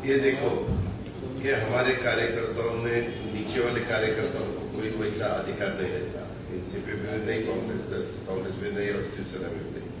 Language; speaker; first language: Hindi; non-native, local second language; Marathi